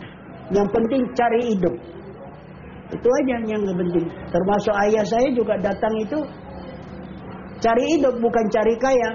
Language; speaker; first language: Indonesian; early bilingual, other home language; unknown